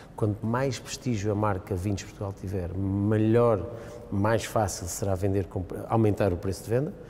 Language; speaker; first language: Portuguese; native; Portuguese